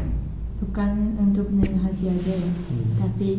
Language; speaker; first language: Indonesian; non-native, fluent; Japanese